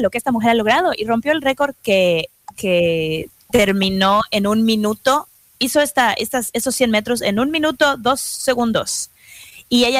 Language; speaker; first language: Spanish; native; Spanish